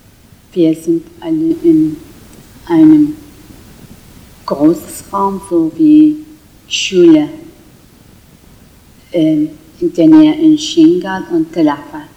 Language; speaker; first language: German; non-native, learner; Kurdish